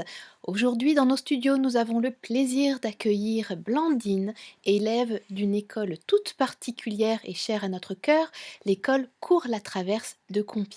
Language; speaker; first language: French; native; French